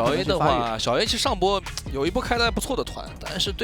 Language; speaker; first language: Chinese; native; Chinese